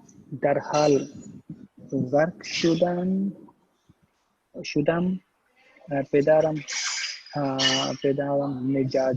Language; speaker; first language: Persian; non-native, learner; Urdu